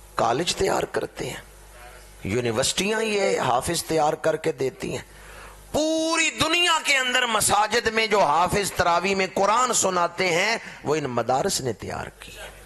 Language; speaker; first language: Urdu; non-native, local second language; Punjabi